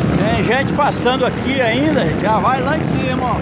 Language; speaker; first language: Portuguese; native; Portuguese